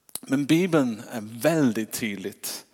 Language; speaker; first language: Swedish; non-native, fluent; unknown